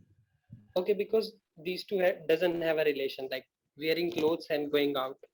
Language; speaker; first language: English; non-native, learner; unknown